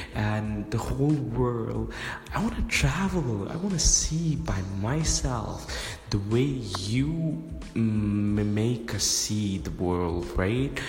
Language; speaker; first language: English; non-native, local second language; Urdu